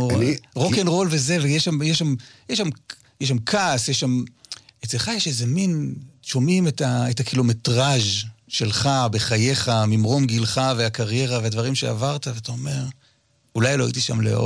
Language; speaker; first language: Hebrew; native; Hebrew